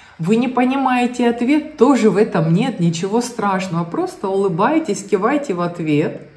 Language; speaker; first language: Russian; native; Russian